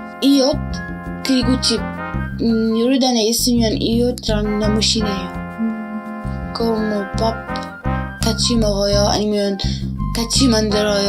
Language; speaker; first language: Korean; non-native, learner; Arabic